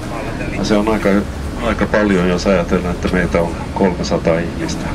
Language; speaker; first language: Finnish; non-native, local second language; Swedish